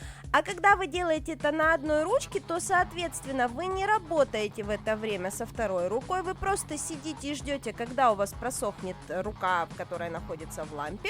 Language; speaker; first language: Russian; native; Russian